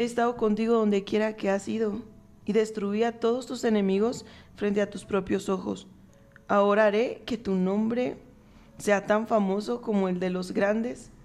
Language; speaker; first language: Spanish; native; Spanish